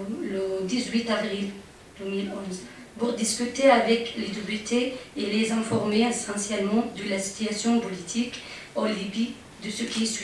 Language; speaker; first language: French; non-native, fluent; Arabic